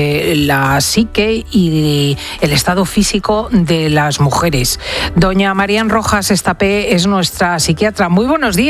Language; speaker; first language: Spanish; native; Spanish